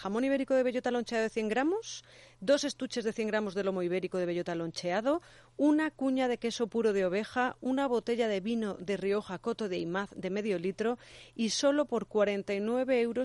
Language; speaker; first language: Spanish; native; Spanish